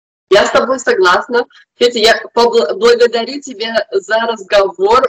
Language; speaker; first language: Russian; native; Russian